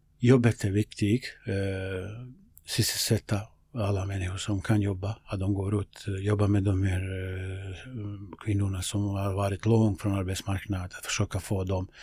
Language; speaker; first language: Swedish; non-native, fluent; Bosnian